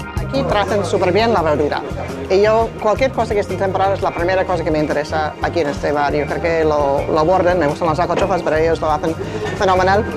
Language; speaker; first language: Spanish; non-native, fluent; English